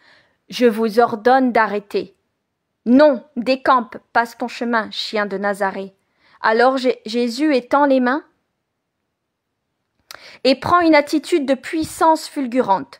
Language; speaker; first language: French; native; French